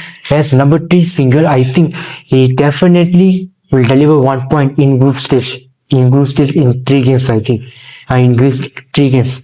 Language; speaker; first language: English; non-native, learner; Malay